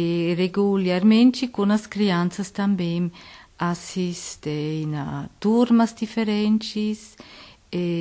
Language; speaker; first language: Portuguese; non-native, learner; Italian